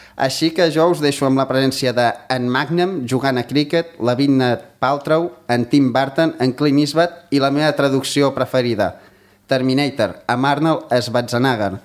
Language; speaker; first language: Catalan; native; Catalan